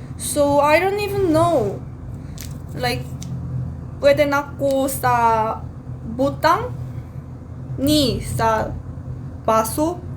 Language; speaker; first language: Cebuano; non-native, learner; Korean